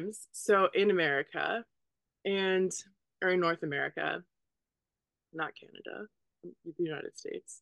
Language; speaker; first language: English; native; English